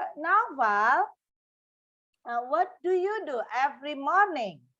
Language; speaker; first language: English; non-native, fluent; Indonesian